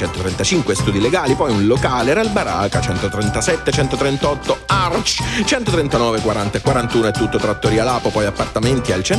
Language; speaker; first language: Italian; native; Italian